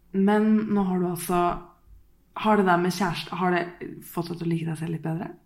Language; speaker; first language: Norwegian; native; Norwegian